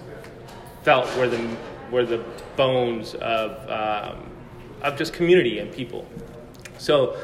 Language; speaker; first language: English; native; English